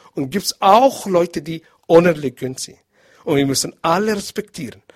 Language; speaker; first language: German; non-native, learner; Arabic